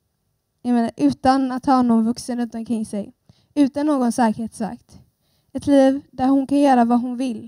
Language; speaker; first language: Swedish; early bilingual, other home language; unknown